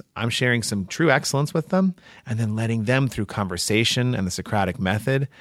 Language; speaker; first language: English; native; English